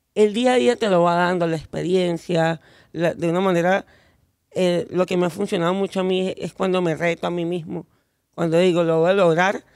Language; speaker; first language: Spanish; native; Spanish